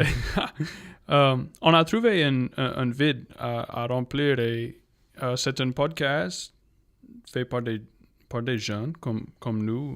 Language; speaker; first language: French; non-native, local second language; English